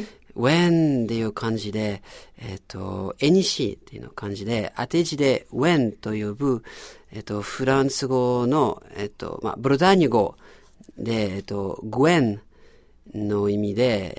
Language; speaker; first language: Japanese; non-native, fluent; French